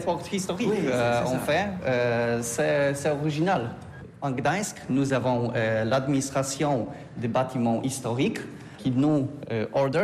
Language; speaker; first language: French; non-native, learner; Polish